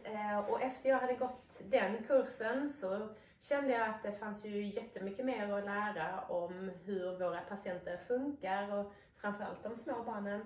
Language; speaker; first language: Swedish; native; Swedish